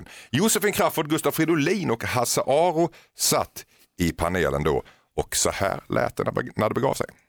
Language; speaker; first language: Swedish; native; Swedish